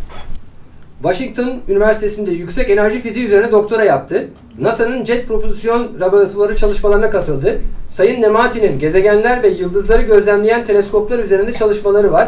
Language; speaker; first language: Turkish; native; Turkish